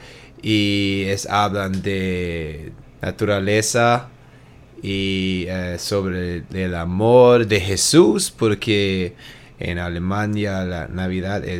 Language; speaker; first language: Spanish; non-native, learner; German